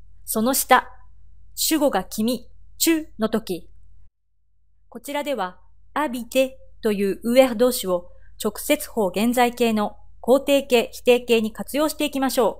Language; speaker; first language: Japanese; native; Japanese